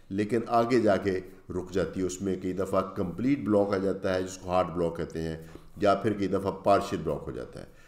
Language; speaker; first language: Urdu; native; Urdu